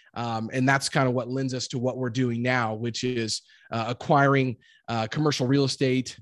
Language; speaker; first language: English; native; English